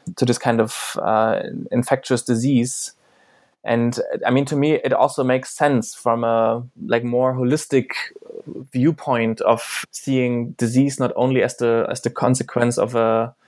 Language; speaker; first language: English; non-native, fluent; German